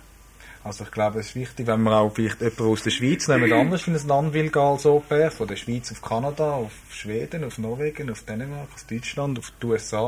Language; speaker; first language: German; native; German